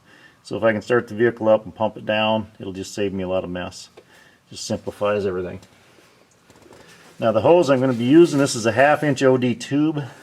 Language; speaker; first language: English; native; English